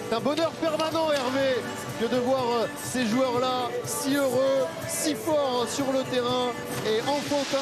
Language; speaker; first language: French; native; French